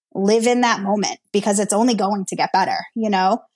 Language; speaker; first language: English; native; English